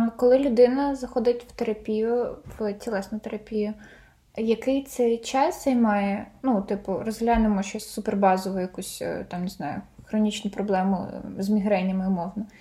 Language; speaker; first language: Ukrainian; non-native, local second language; Russian